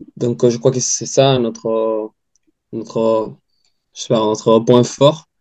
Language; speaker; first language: French; non-native, fluent; Spanish